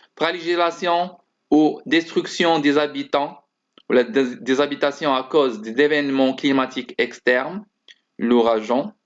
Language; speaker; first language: French; non-native, local second language; Arabic